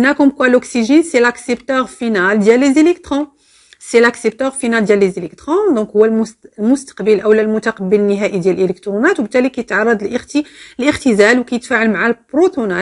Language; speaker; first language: French; non-native, local second language; Arabic